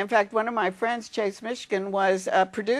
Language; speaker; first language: English; native; English